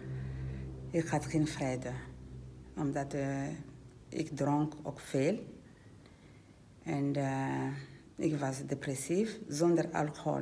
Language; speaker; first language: Dutch; non-native, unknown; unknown